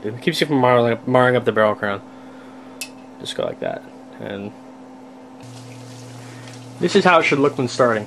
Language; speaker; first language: English; native; English